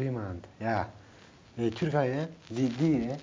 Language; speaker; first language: Dutch; non-native, learner; Turkish